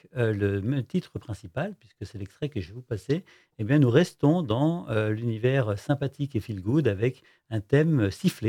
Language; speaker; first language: French; native; French